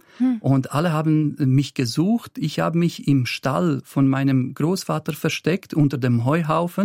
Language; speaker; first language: German; early bilingual, other home language; Bosnian